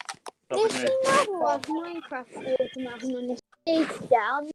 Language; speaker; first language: Welsh; non-native, local second language; English